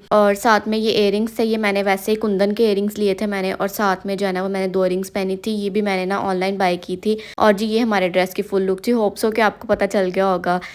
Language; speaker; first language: Urdu; non-native, local second language; Punjabi